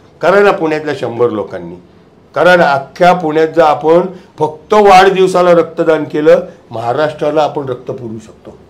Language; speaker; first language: Marathi; non-native, local second language; Gujarati